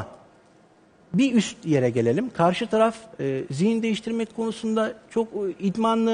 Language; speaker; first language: Turkish; native; Turkish